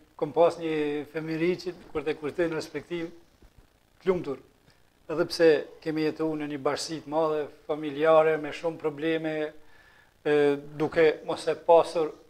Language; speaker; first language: Albanian; native; Albanian